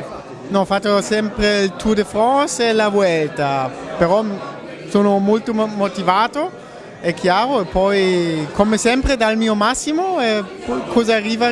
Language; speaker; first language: Italian; non-native, fluent; German